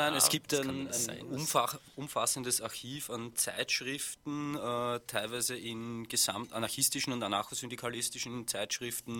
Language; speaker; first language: German; native; German